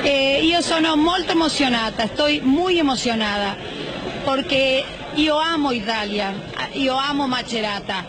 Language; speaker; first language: Italian; non-native, learner; Spanish